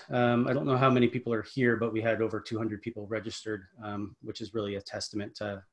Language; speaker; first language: English; native; English